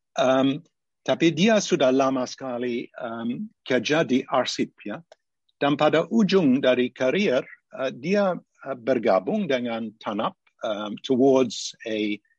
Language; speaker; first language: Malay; non-native, fluent; English